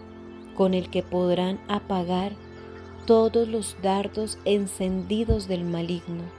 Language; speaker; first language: Spanish; native; Spanish